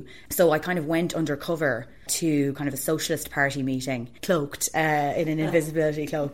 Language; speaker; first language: English; native; English